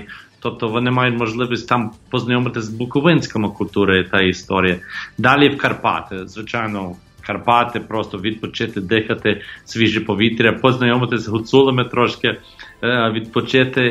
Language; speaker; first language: Ukrainian; non-native, fluent; English